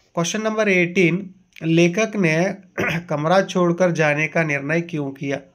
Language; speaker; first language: Hindi; non-native, local second language; Kannada